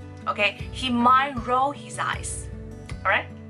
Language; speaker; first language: English; non-native, fluent; Chinese